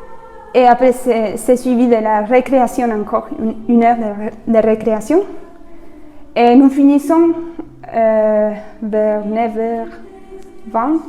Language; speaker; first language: French; non-native, fluent; Spanish